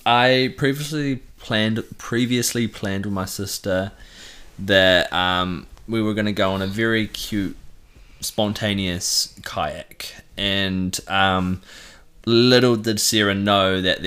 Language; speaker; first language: English; native; English